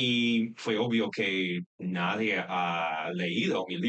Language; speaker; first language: Spanish; non-native, fluent; English